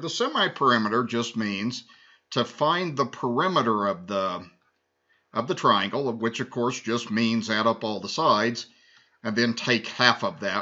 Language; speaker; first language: English; native; English